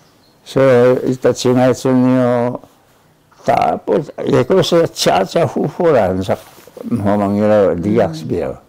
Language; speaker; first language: Chinese; non-native, local second language; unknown